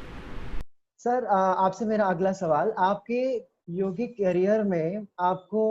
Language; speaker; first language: Hindi; native; Hindi